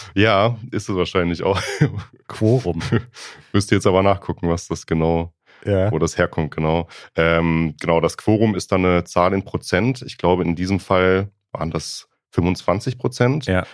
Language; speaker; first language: German; native; German